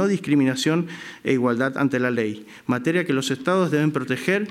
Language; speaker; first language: Spanish; native; Spanish